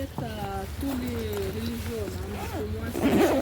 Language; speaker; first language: French; non-native, learner; Russian